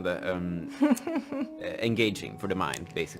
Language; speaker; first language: Swedish; native; Swedish